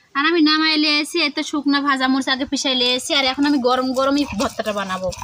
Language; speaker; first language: Bangla; native; Bangla